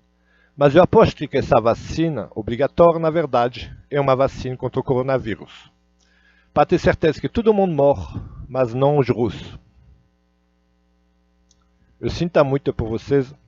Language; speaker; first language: Portuguese; non-native, fluent; Russian